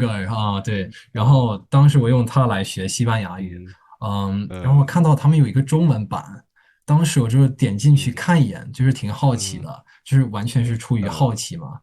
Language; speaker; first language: Chinese; non-native, fluent; English